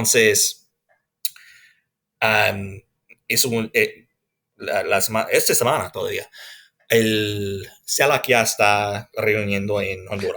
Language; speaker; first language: Spanish; non-native, fluent; English